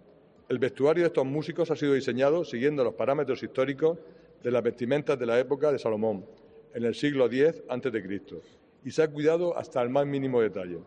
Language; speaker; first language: Spanish; native; Spanish